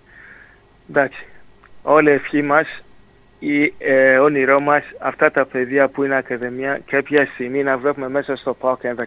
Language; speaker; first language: Greek; non-native, fluent; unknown